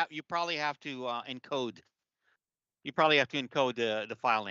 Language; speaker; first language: English; native; English